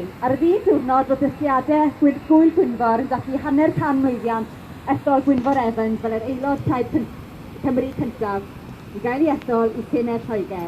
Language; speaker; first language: Welsh; native; Welsh